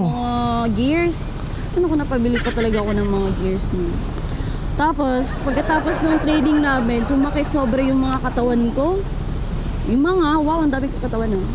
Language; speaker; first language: Filipino; non-native, local second language; Cebuano